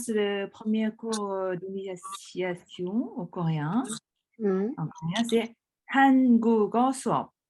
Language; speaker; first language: French; early bilingual, other home language; Korean